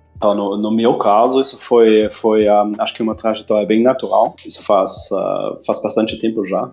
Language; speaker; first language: Portuguese; non-native, fluent; German